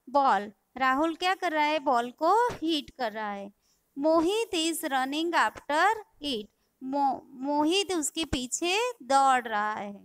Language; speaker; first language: Hindi; non-native, local second language; Gujarati